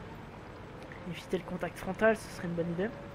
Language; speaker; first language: French; native; French